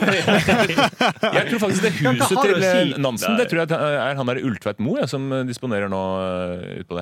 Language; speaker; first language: Norwegian; native; Norwegian